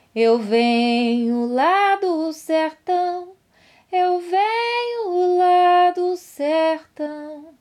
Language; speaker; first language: French; non-native, fluent; Portuguese